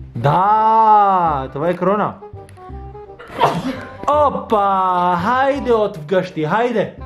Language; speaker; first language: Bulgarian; non-native, learner; English